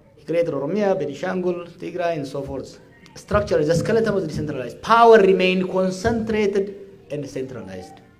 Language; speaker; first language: English; non-native, local second language; Amharic